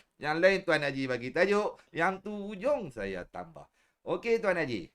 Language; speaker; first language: Malay; native; Malay